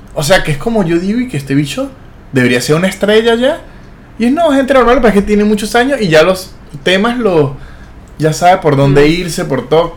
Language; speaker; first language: Spanish; native; Spanish